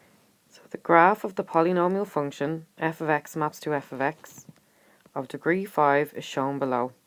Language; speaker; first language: English; native; English